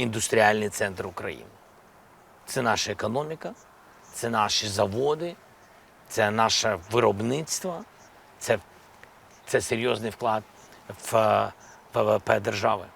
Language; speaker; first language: Ukrainian; non-native, local second language; Russian